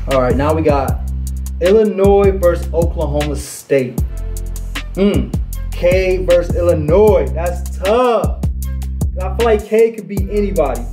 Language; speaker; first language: English; native; English